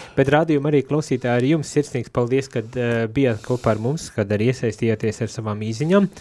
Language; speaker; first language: Latvian; non-native, fluent; Spanish